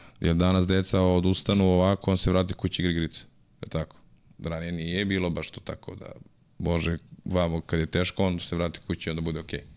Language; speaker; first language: Serbian; native; Serbian